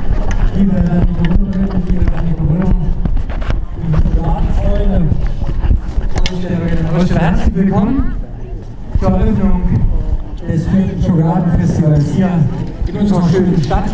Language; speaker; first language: German; native; German